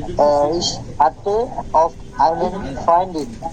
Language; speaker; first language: German; non-native, learner; Bangla